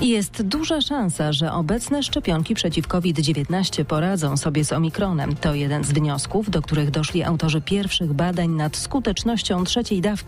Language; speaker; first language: Polish; native; Polish